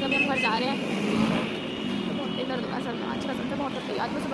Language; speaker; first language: Hindi; native; Hindi